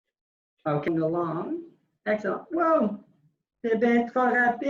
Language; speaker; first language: French; non-native, local second language; English